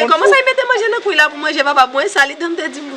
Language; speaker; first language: Haitian Creole; native; Haitian Creole